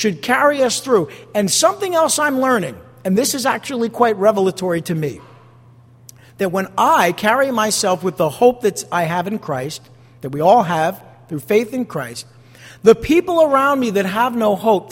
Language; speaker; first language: English; native; English